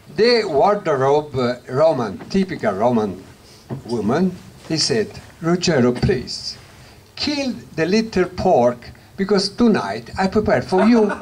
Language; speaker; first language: English; non-native, learner; Italian